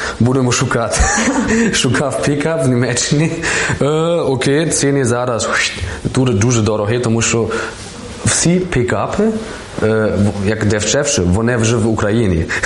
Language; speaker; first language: Ukrainian; non-native, learner; German